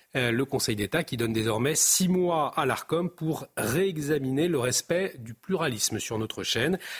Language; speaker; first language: French; native; French